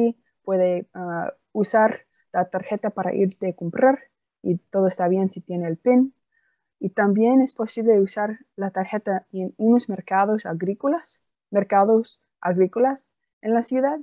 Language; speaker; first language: Spanish; non-native, fluent; English